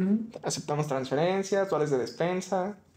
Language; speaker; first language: Spanish; native; Spanish